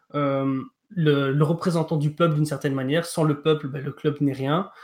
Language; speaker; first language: French; native; French